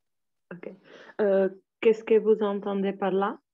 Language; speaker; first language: French; non-native, learner; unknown